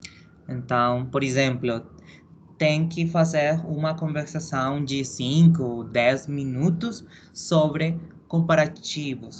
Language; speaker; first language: Portuguese; non-native, learner; Spanish